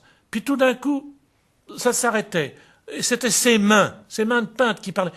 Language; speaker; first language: French; native; French